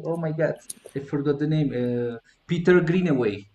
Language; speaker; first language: English; non-native, learner; Spanish